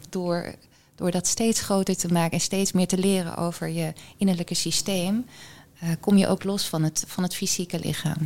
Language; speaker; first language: Dutch; early bilingual, heritage; Dutch